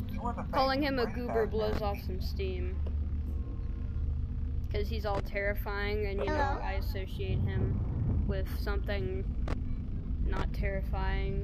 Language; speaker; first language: English; native; English